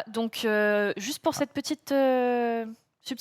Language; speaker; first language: French; native; French